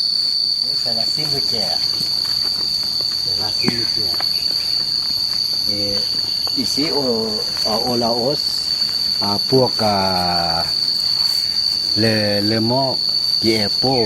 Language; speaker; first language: French; non-native, fluent; Lao